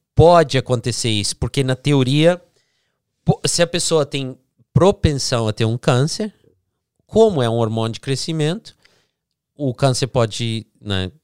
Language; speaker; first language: Portuguese; early bilingual, heritage; English